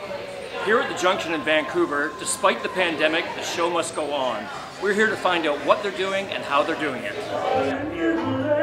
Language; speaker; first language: English; native; English